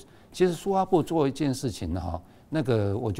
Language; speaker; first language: Chinese; native; Chinese